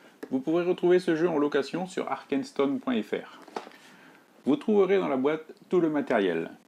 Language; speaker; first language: French; native; French